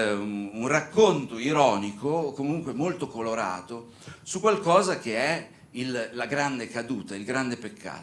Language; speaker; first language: Italian; native; Italian